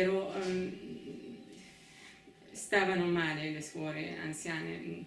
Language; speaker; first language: Italian; non-native, fluent; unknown